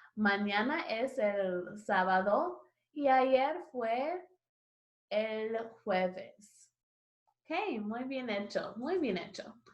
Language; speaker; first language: Spanish; non-native, learner; English